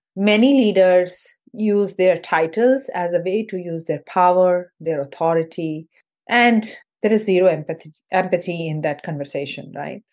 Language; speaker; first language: English; non-native, local second language; Hindi